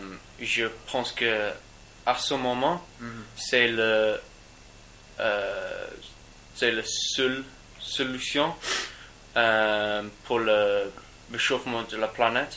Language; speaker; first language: French; non-native, learner; English